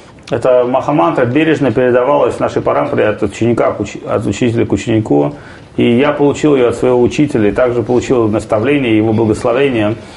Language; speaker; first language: Russian; native; Russian